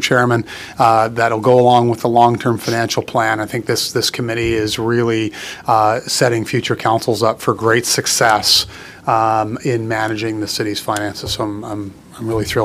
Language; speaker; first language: English; native; English